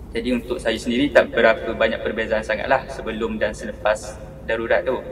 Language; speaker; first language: Malay; native; Malay